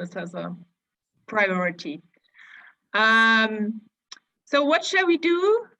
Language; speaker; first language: English; non-native, fluent; German